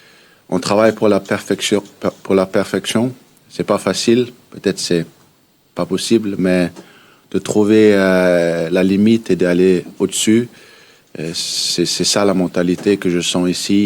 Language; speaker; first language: French; early bilingual, heritage; French